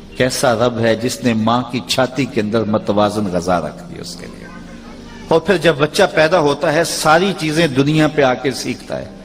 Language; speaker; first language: Urdu; non-native, local second language; Punjabi